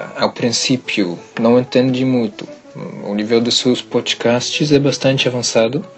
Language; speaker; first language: Portuguese; non-native, learner; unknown